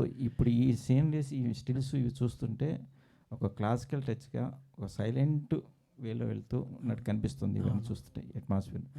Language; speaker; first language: Telugu; native; Telugu